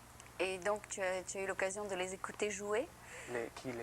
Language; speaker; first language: French; native; French